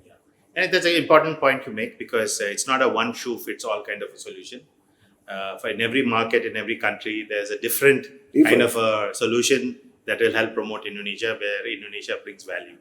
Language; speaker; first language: English; non-native, fluent; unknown